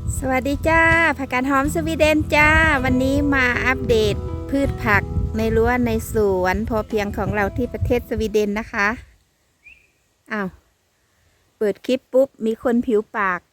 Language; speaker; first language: Thai; native; Thai